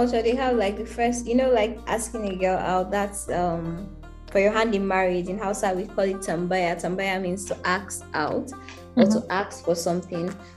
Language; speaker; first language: English; non-native, local second language; Hausa